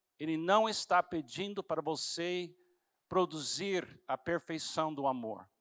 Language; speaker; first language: Portuguese; non-native, fluent; English